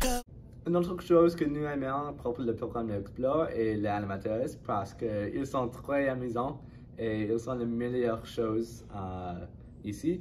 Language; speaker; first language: French; non-native, learner; English